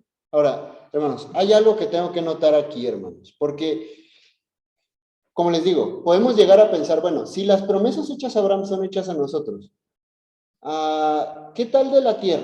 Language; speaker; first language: Spanish; native; Spanish